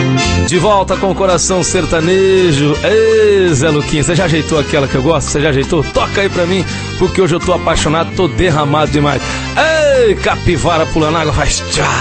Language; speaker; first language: Portuguese; native; Portuguese